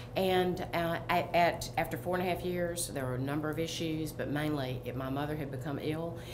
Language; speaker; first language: English; native; English